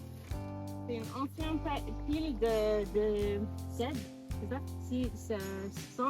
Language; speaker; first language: French; non-native, fluent; English